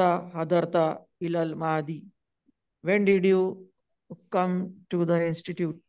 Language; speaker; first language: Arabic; non-native, learner; Urdu